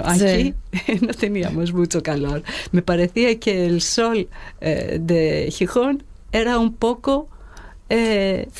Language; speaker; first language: Spanish; non-native, fluent; Greek